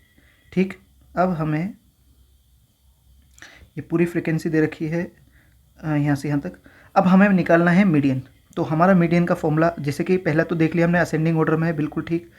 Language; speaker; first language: Hindi; native; Hindi